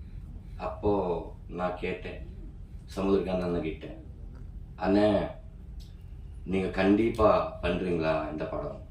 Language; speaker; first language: Tamil; non-native, learner; Telugu